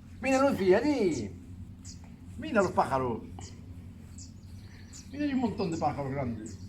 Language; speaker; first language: Spanish; native; Spanish